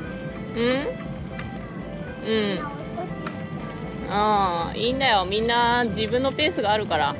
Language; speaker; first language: Japanese; native; Japanese